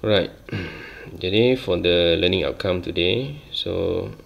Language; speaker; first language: English; non-native, local second language; Malay